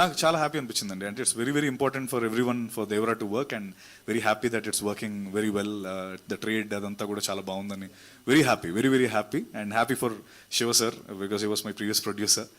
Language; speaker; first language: Telugu; native; Telugu